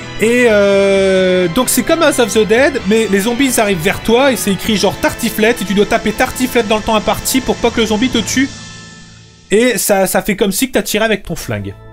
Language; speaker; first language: French; native; French